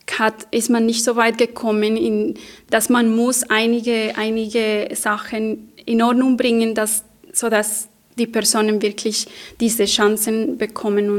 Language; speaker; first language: German; non-native, fluent; Spanish